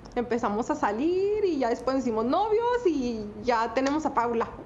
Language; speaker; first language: Spanish; native; Spanish